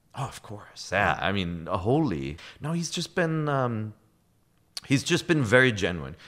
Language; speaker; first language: English; non-native, fluent; German